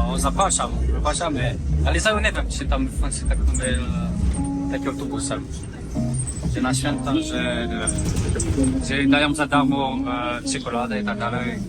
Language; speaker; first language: Polish; non-native, learner; French